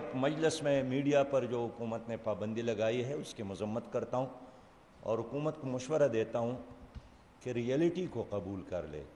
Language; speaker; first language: Urdu; non-native, local second language; Pashto